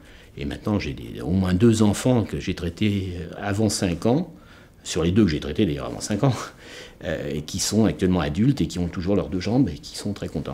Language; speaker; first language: French; native; French